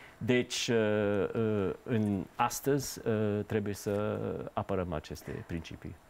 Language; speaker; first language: Romanian; early bilingual, heritage; Romanian